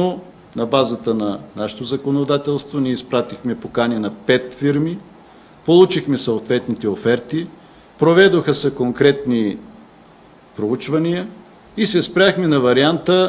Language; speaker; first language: Bulgarian; native; Bulgarian